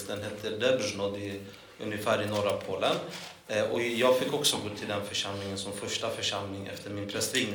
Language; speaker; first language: Swedish; non-native, fluent; Polish